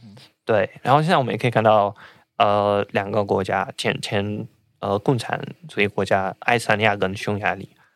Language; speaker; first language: Chinese; non-native, fluent; Russian